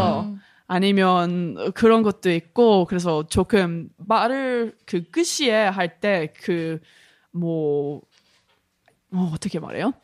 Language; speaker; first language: Korean; non-native, learner; English